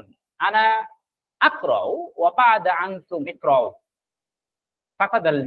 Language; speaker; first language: Arabic; non-native, fluent; Bangla